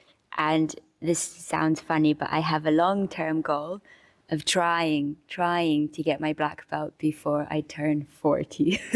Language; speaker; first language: English; non-native, fluent; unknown